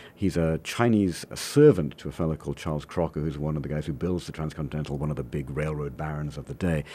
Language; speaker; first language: English; native; English